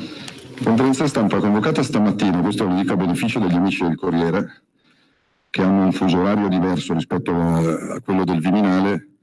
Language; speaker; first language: Italian; native; Italian